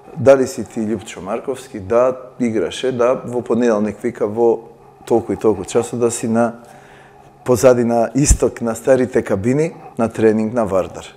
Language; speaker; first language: Macedonian; native; Macedonian